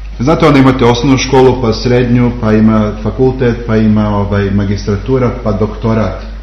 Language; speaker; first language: Serbian; native; Serbian